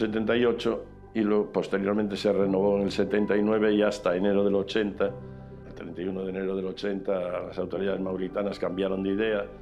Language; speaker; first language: Spanish; native; Spanish